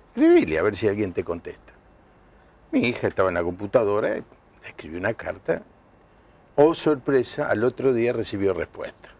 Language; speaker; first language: Spanish; native; Spanish